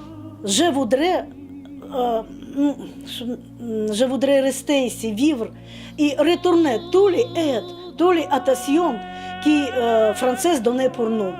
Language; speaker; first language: French; non-native, learner; Russian